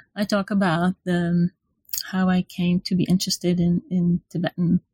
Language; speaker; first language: English; non-native, fluent; Hebrew